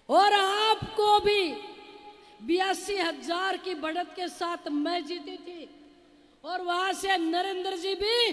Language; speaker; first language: Hindi; native; Hindi